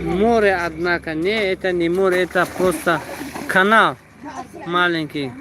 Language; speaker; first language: Russian; non-native, local second language; Tajik